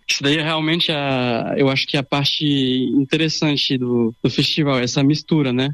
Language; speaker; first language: Portuguese; early bilingual, other home language; French